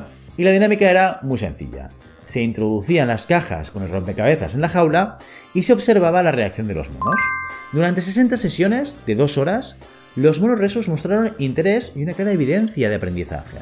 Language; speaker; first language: Spanish; native; Spanish